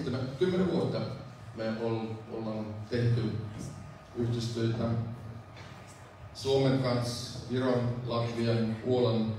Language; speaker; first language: Finnish; non-native, fluent; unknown